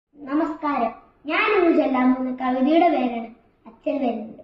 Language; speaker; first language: Malayalam; native; Malayalam